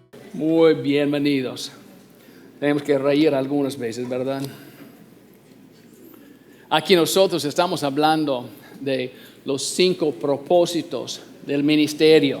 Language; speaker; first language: Spanish; non-native, fluent; English